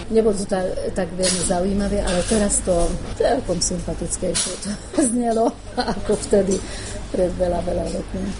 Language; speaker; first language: Slovak; non-native, local second language; Hungarian